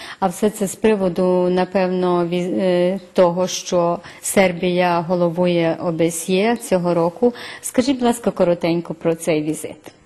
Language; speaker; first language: Ukrainian; early bilingual, heritage; Ukrainian